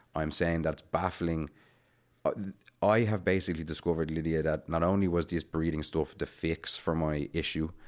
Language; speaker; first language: English; native; English